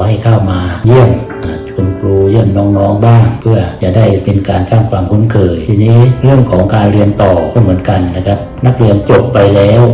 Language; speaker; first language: Thai; native; Thai